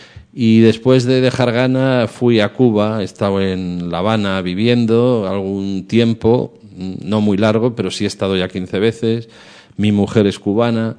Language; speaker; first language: Spanish; native; Spanish